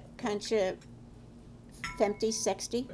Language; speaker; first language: Norwegian; early bilingual, heritage; Norwegian